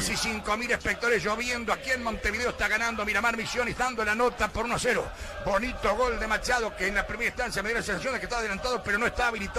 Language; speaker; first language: Spanish; native; Spanish